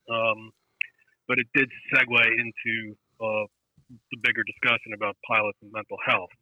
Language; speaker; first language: English; native; English